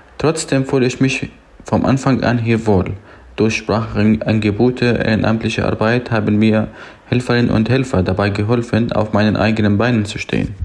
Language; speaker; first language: German; non-native, fluent; Arabic